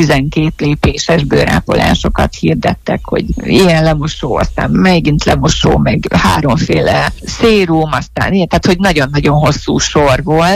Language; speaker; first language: Hungarian; native; Hungarian